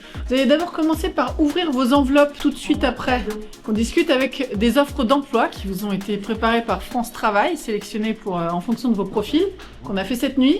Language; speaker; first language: French; native; French